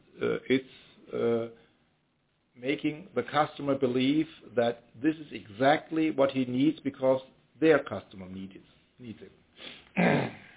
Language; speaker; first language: English; non-native, fluent; German